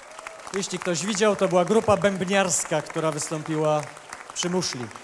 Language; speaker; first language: Polish; native; Polish